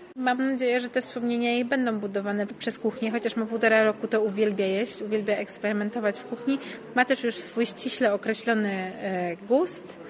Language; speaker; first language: Polish; native; Polish